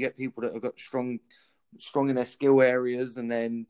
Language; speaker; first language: English; native; English